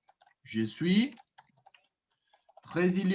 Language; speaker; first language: French; non-native, fluent; Portuguese